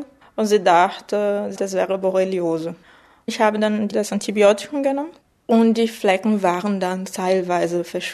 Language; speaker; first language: German; non-native, fluent; Portuguese